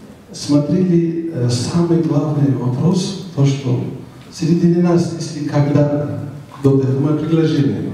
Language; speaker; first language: Russian; non-native, learner; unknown